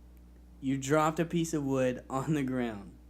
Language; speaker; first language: English; native; English